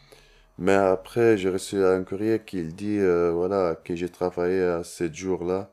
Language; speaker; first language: French; non-native, learner; Arabic